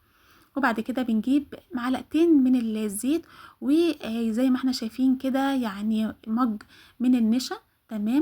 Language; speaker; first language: Arabic; native; Arabic